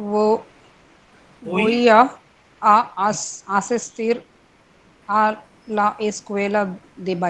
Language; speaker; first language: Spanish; non-native, learner; Hindi